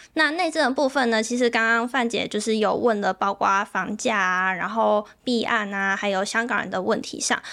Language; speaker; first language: Chinese; native; Chinese